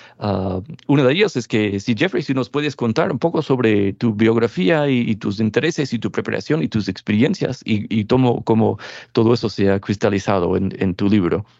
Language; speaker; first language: Spanish; non-native, fluent; English